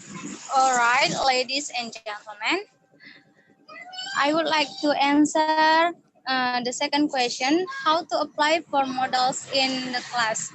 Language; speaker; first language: English; non-native, learner; Indonesian